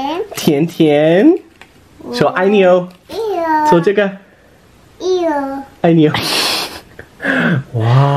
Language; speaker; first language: Chinese; non-native, fluent; English